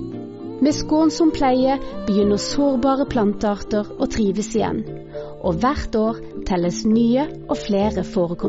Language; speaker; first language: Norwegian; native; Norwegian